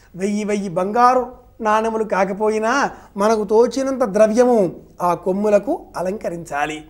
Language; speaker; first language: Telugu; native; Telugu